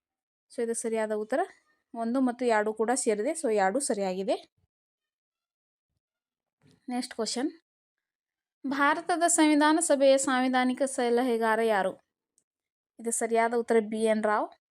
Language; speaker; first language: Kannada; native; Kannada